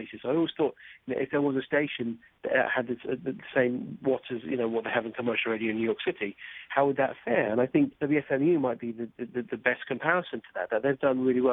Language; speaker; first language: English; native; English